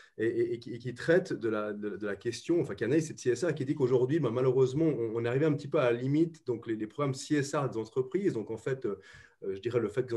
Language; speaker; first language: French; native; French